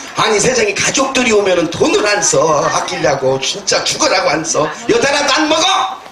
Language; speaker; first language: Korean; native; Korean